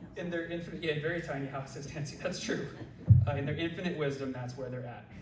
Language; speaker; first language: English; native; English